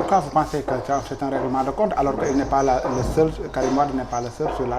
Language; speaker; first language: French; non-native, local second language; Wolof